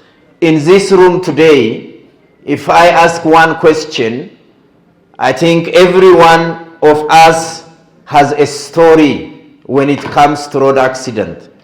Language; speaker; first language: English; non-native, fluent; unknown